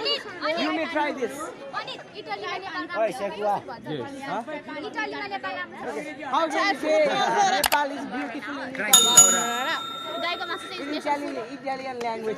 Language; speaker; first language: English; non-native, learner; Nepali